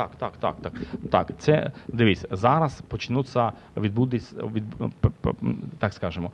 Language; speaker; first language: Ukrainian; non-native, local second language; Russian